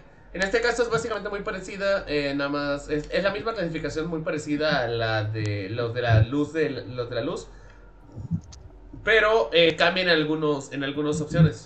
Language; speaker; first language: Spanish; native; Spanish